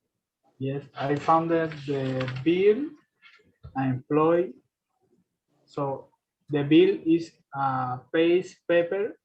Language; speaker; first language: English; non-native, learner; Spanish